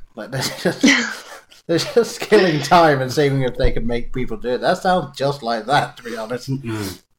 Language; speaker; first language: English; native; English